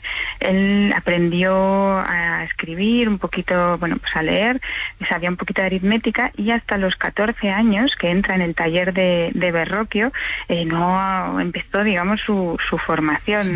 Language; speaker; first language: Spanish; native; Spanish